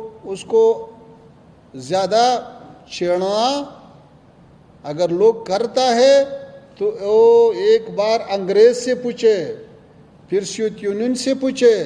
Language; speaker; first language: Hindi; non-native, fluent; Pashto